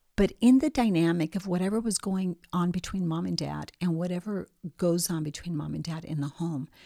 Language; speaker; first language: English; early bilingual, other home language; Spanish